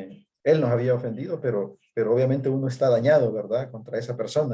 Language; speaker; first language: Spanish; native; Spanish